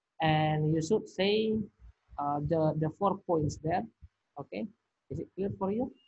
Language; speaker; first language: English; non-native, fluent; Indonesian